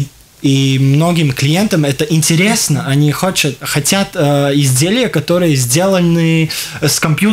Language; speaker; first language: Russian; non-native, local second language; Latvian